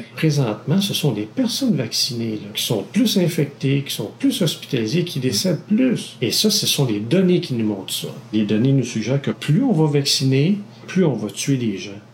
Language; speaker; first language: French; native; French